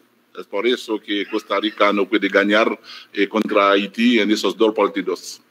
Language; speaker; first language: Spanish; non-native, fluent; Haitian Creole